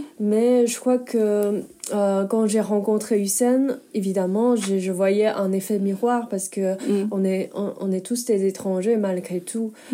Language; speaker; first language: French; non-native, fluent; Chinese